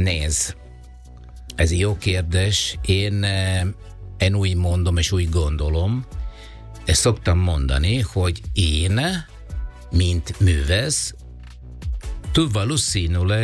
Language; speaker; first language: Hungarian; non-native, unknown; Italian